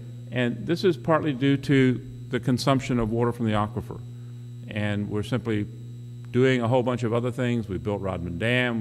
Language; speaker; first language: English; native; English